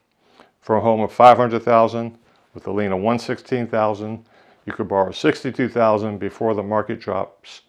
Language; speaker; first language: English; native; English